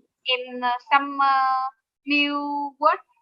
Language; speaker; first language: English; non-native, learner; Vietnamese